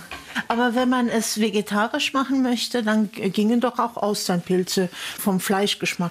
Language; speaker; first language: German; native; German